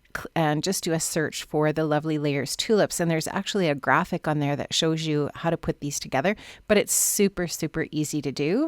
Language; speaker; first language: English; native; English